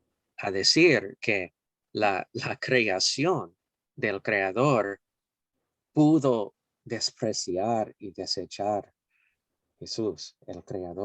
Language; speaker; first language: Spanish; non-native, fluent; English